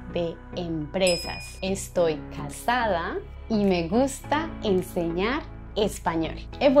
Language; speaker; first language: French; non-native, fluent; Spanish